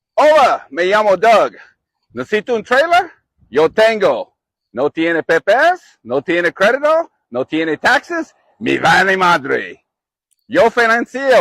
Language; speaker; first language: Spanish; non-native, learner; English